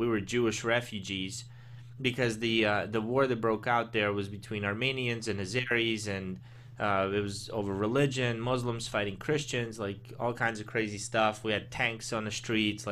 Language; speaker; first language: English; early bilingual, other home language; Russian